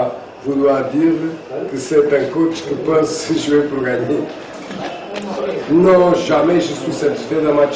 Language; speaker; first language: French; non-native, fluent; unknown